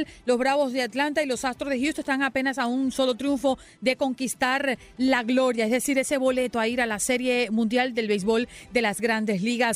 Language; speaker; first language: Spanish; native; Spanish